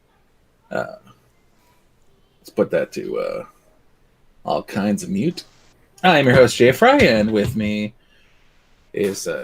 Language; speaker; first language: English; native; English